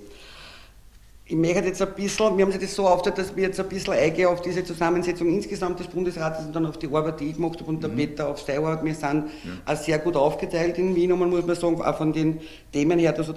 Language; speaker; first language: German; native; German